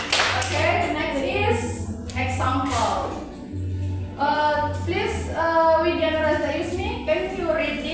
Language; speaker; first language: English; non-native, learner; Indonesian